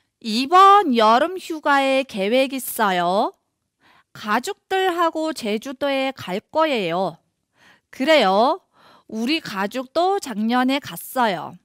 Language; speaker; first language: Korean; non-native, fluent; Mongolian